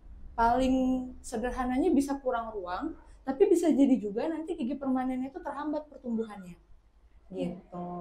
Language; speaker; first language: Indonesian; native; Indonesian